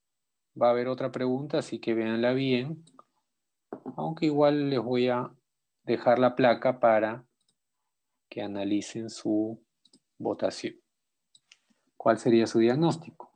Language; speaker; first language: Spanish; native; Spanish